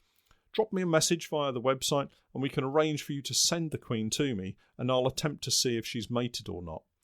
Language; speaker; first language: English; native; English